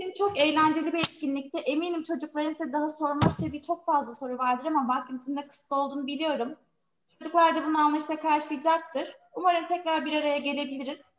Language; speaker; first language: Turkish; native; Turkish